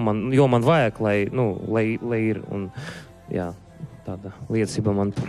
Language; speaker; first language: Latvian; non-native, local second language; Russian